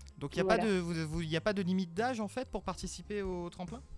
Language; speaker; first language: French; native; French